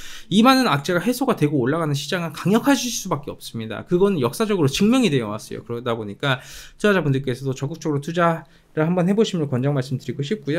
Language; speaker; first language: Korean; native; Korean